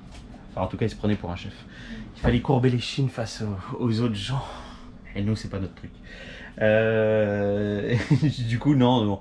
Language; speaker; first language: French; native; French